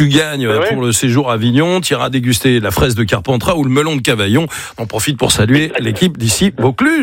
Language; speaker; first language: French; native; French